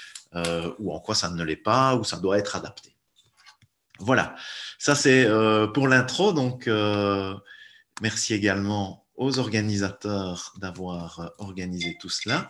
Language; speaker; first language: French; native; French